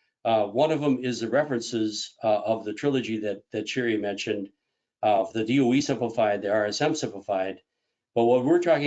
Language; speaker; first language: English; native; English